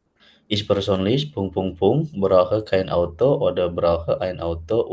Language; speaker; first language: German; non-native, learner; Indonesian